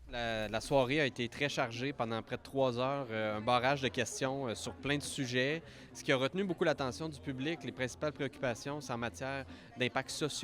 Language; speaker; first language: French; native; French